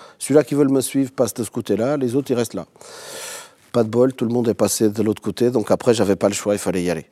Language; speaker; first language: French; non-native, fluent; Portuguese